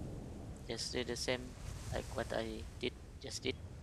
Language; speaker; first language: English; non-native, learner; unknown